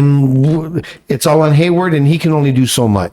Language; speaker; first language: English; native; English